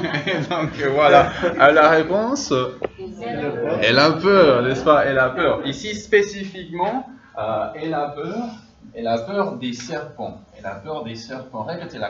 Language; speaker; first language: French; non-native, fluent; English